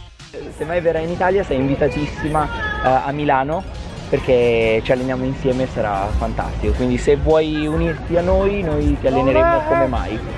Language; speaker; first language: Italian; native; Italian